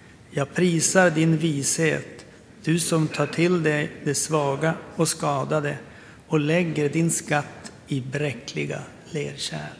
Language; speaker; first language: Swedish; native; Swedish